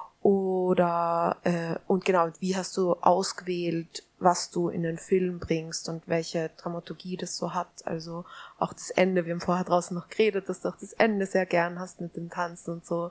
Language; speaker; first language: German; native; German